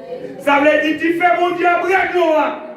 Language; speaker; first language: French; non-native, local second language; Haitian Creole